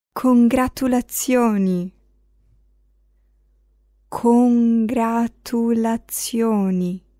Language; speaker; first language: Italian; non-native, fluent; Arabic